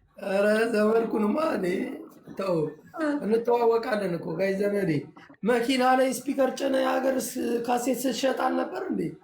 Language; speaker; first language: Amharic; native; Amharic